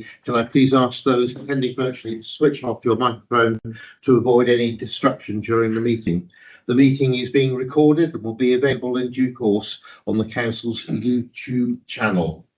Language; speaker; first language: English; native; English